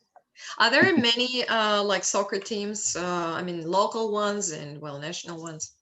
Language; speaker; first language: English; non-native, fluent; Russian